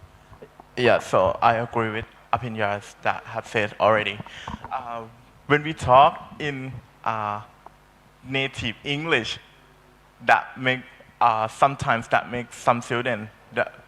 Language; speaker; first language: English; non-native, learner; Thai